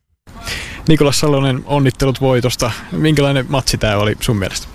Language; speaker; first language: Finnish; native; Finnish